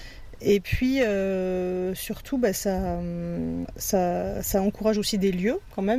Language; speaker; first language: French; native; French